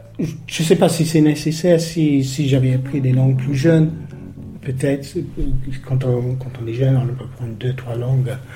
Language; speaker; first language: French; non-native, fluent; English